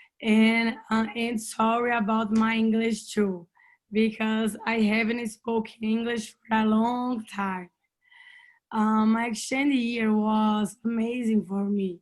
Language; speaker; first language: English; non-native, learner; Portuguese